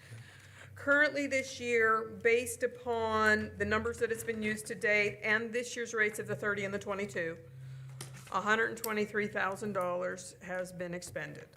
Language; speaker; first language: English; native; English